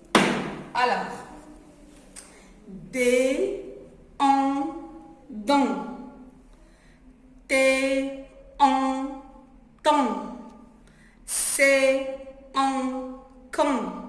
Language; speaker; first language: French; non-native, local second language; Arabic